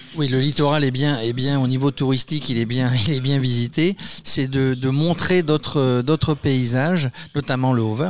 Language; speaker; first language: French; native; French